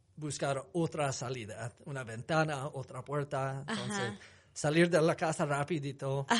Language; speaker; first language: Spanish; non-native, fluent; English